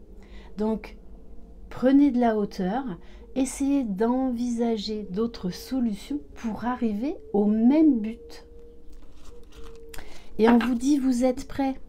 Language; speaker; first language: French; native; French